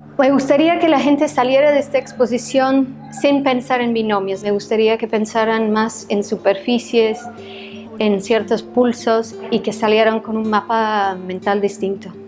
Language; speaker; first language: Spanish; non-native, fluent; English